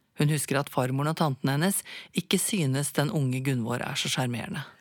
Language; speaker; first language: Norwegian; native; Norwegian